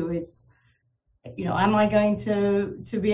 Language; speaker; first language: English; native; English